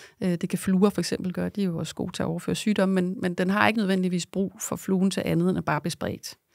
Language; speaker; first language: Danish; native; Danish